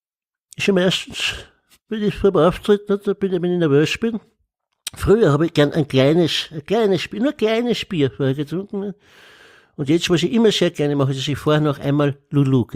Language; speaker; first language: German; native; German